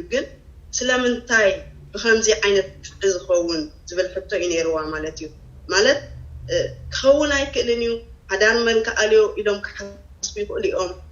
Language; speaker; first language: Tigrinya; native; Tigrinya